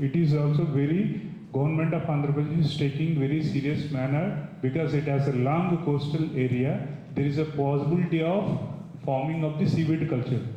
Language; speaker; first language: English; non-native, local second language; Telugu